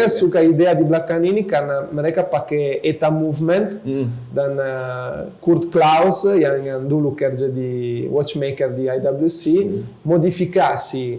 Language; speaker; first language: Indonesian; non-native, fluent; Italian